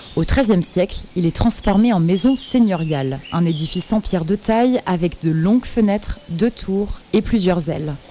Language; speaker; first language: French; native; French